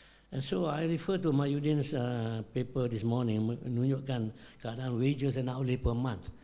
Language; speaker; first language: English; non-native, local second language; Malay